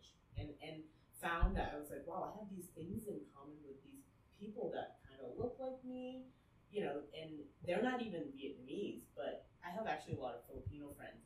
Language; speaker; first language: English; early bilingual, other home language; Vietnamese